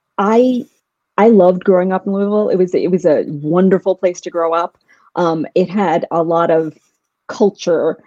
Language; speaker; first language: English; early bilingual, other home language; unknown